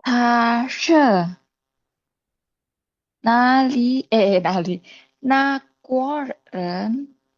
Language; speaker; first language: Chinese; non-native, learner; Indonesian